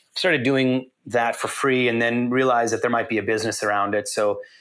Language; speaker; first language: English; native; English